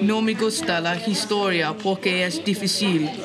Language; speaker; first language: Spanish; non-native, learner; English